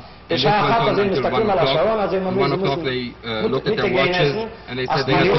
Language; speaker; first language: Hebrew; non-native, fluent; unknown